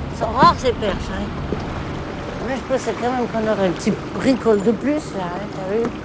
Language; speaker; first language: French; native; French